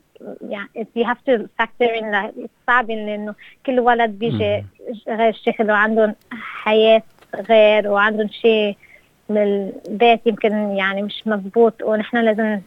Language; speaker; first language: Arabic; early bilingual, heritage; Arabic